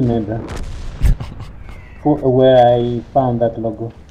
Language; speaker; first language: English; non-native, learner; Greek